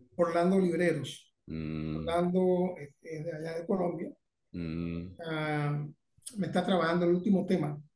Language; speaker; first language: Spanish; native; Spanish